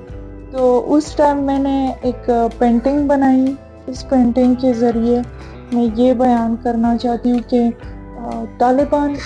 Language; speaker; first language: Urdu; non-native, fluent; Persian